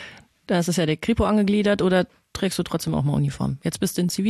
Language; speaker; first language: German; native; German